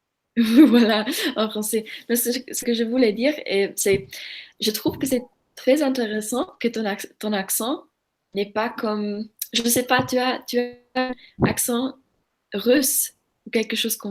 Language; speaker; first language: French; non-native, learner; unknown